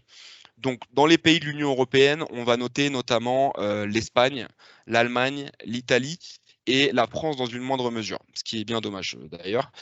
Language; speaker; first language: French; native; French